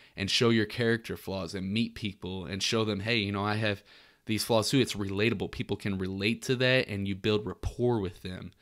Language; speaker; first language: English; native; English